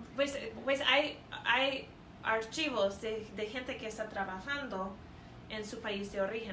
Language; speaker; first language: Spanish; non-native, fluent; English